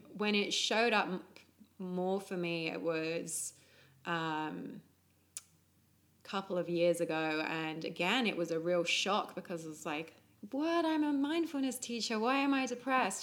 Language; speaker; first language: English; native; English